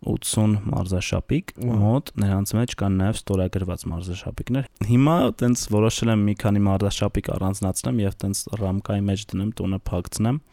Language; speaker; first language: Armenian; native; Armenian